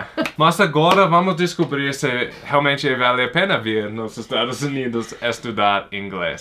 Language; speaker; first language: Portuguese; non-native, fluent; English